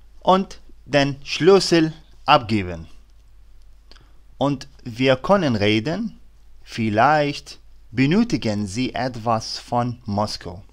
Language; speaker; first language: German; non-native, learner; Arabic